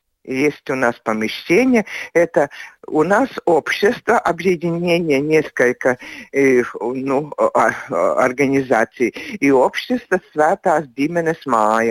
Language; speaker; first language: Russian; non-native, local second language; Latvian